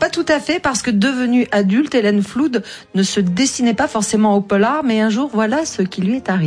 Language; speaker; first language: French; native; French